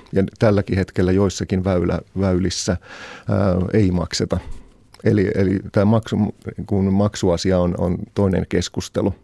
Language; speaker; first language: Finnish; native; Finnish